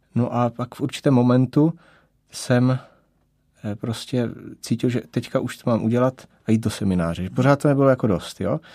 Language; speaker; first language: Czech; native; Czech